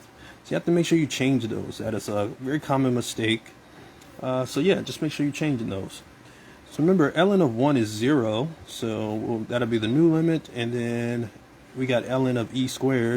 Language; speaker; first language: English; native; English